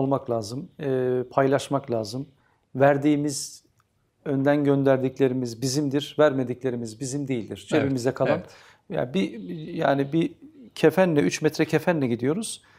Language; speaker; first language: Turkish; native; Turkish